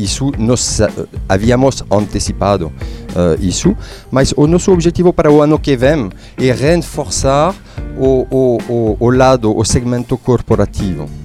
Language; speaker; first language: Portuguese; non-native, fluent; French